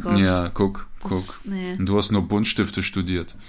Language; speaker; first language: German; native; German